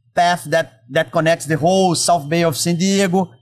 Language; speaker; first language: English; non-native, fluent; Portuguese